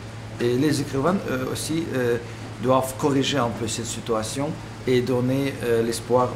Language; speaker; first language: French; non-native, fluent; Russian